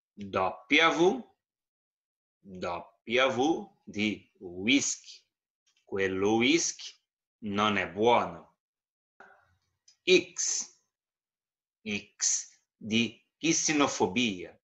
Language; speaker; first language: Italian; non-native, fluent; Portuguese